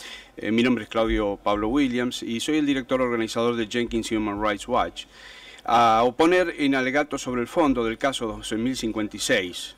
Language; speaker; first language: Spanish; native; Spanish